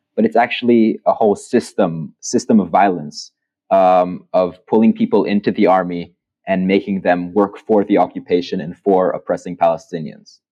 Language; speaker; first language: English; non-native, fluent; Hebrew